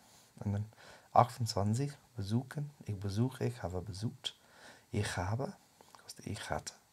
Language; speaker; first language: German; non-native, fluent; English